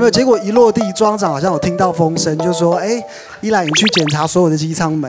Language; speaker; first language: Chinese; native; Chinese